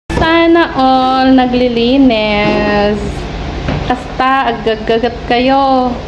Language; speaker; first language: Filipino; non-native, local second language; Iloko